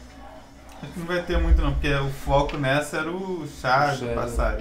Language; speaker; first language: Portuguese; native; Portuguese